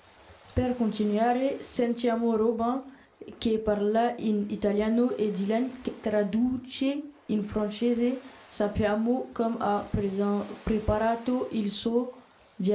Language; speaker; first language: Italian; non-native, learner; French